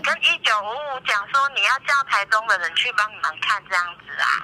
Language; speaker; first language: Chinese; native; Chinese